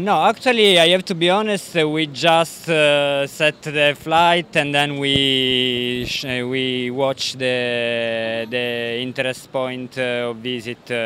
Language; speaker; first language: English; non-native, fluent; Italian